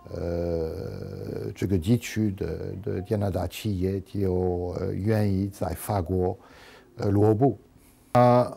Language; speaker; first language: Chinese; non-native, fluent; French